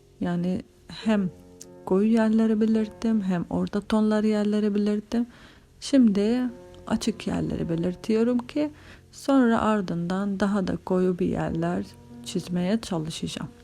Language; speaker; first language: Turkish; non-native, fluent; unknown